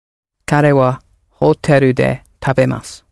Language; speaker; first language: Japanese; non-native, learner; English